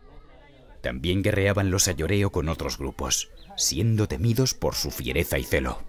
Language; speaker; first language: Spanish; native; Spanish